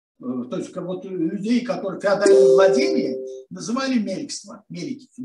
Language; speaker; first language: Russian; non-native, local second language; Azerbaijani